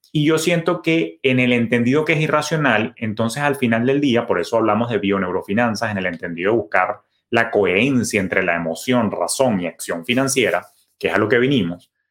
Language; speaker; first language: Spanish; native; Spanish